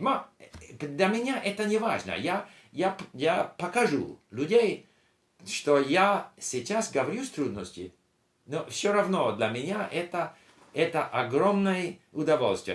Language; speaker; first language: Russian; non-native, learner; English